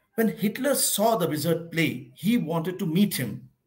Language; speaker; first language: English; non-native, local second language; Hindi